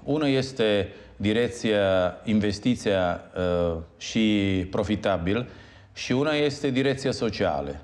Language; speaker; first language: Romanian; non-native, fluent; Italian